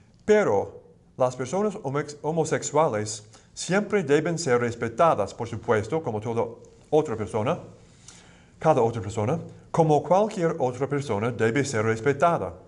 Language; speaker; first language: Spanish; non-native, fluent; English